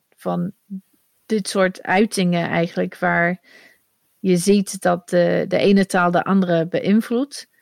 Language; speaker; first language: Dutch; non-native, fluent; English